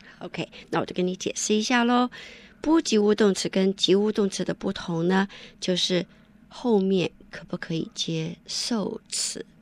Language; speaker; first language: Chinese; native; Chinese